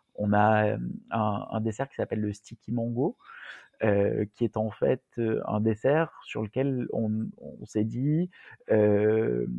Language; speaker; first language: French; native; French